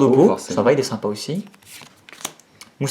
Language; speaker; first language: French; native; French